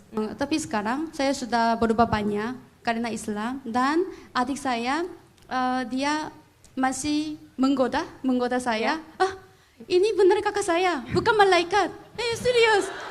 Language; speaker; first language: Indonesian; non-native, fluent; Korean